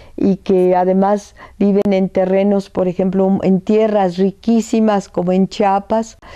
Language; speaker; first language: Spanish; early bilingual, other home language; French